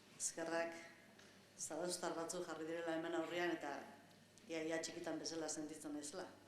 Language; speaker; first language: Basque; non-native, local second language; Spanish